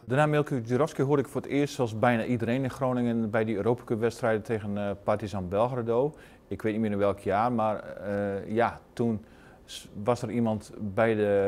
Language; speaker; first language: Dutch; native; Dutch